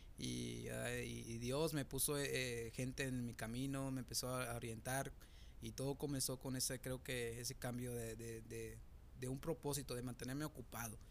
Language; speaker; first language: Spanish; native; Spanish